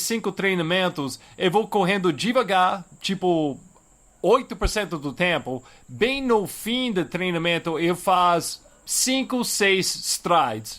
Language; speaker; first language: Portuguese; non-native, fluent; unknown